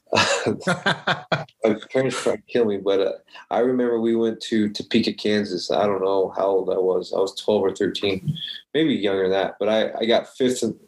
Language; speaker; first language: English; native; English